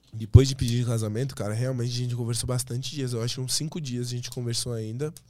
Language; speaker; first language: Portuguese; non-native, fluent; Persian